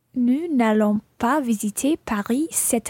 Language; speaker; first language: French; non-native, learner; English